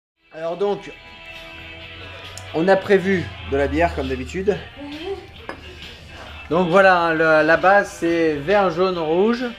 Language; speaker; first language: French; native; French